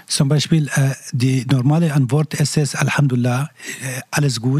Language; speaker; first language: German; non-native, learner; Arabic